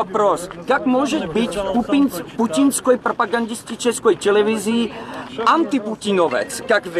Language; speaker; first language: Russian; non-native, learner; Czech